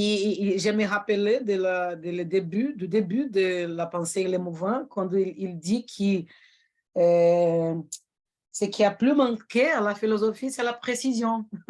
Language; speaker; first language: French; non-native, fluent; Portuguese